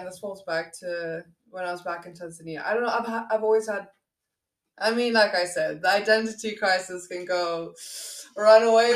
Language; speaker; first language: English; non-native, local second language; Dutch